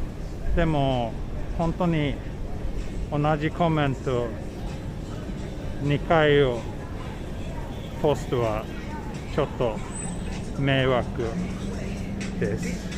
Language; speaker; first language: Japanese; non-native, fluent; Swedish